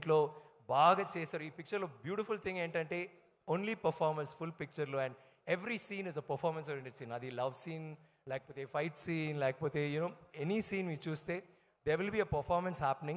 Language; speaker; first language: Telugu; non-native, learner; Tamil